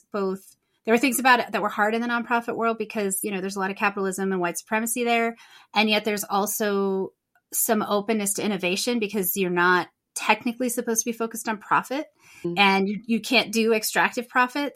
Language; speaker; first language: English; native; English